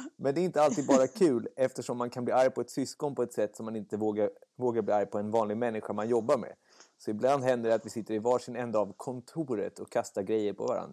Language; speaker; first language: Swedish; native; Swedish